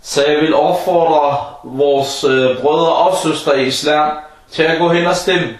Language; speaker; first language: Danish; early bilingual, other home language; Arabic